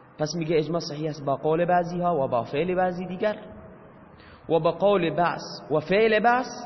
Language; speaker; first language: Persian; non-native, local second language; Baluchi